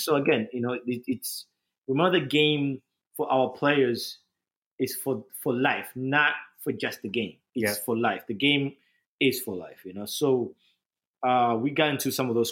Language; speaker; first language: English; non-native, local second language; Ganda